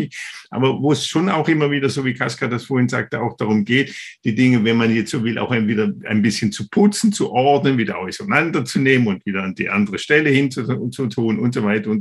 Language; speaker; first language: German; native; German